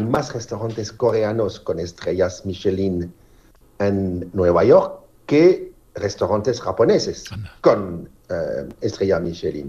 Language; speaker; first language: Spanish; non-native, fluent; French